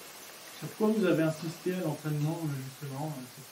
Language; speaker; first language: French; native; French